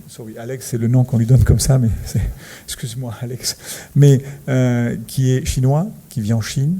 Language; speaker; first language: French; native; French